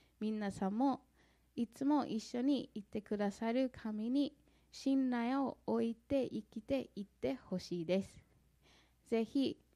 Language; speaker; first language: Japanese; non-native, fluent; English